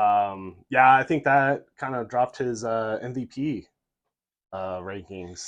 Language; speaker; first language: English; native; English